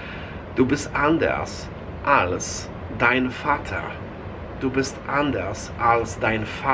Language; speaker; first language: German; non-native, fluent; Polish